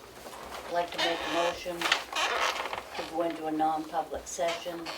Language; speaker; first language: English; native; English